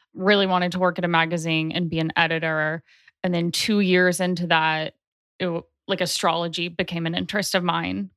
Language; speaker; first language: English; native; English